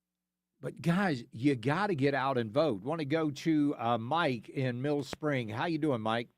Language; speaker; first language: English; native; English